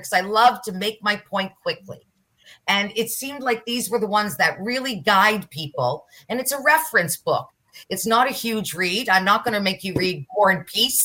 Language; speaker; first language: English; native; English